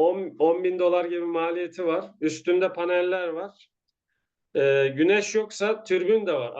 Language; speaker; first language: Turkish; native; Turkish